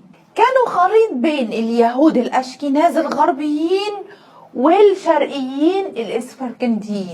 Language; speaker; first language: Arabic; native; Arabic